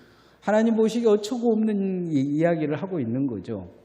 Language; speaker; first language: Korean; native; Korean